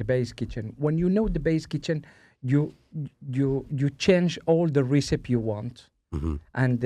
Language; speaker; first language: English; non-native, learner; Spanish